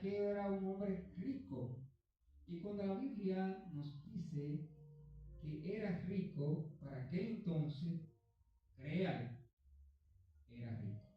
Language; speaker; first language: Spanish; native; Spanish